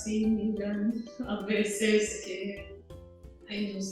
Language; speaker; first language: Spanish; non-native, learner; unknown